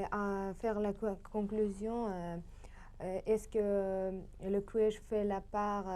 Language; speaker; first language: French; non-native, learner; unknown